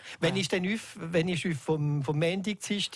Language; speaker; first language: German; native; German